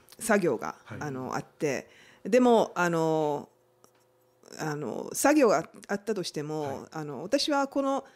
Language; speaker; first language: Japanese; native; Japanese